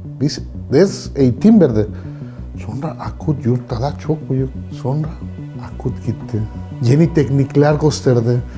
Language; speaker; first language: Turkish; non-native, learner; Spanish